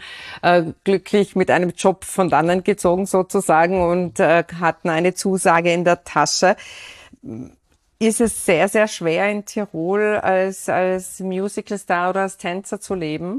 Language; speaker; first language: German; native; German